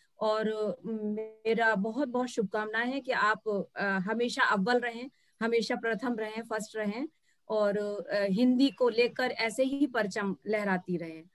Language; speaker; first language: Hindi; native; Hindi